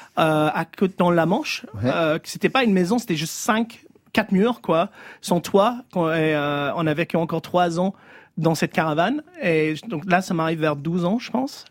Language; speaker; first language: French; early bilingual, other home language; English